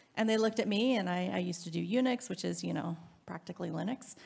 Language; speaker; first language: English; native; English